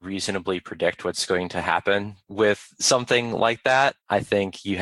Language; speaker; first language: English; native; English